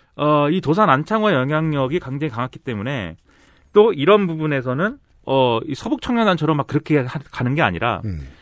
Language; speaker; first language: Korean; native; Korean